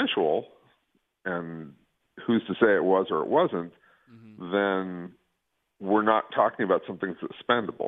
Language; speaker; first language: English; native; English